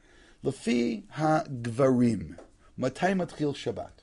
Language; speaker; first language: Hebrew; non-native, fluent; English